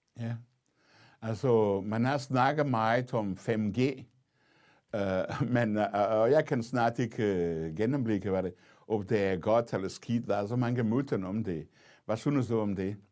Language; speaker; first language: Danish; non-native, fluent; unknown